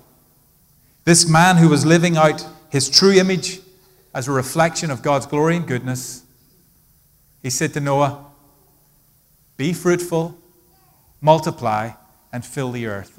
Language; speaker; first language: English; native; English